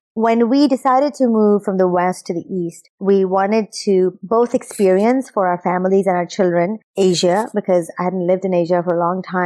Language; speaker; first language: English; non-native, local second language; Urdu